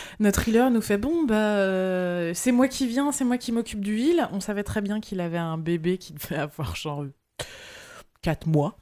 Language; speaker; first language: French; native; French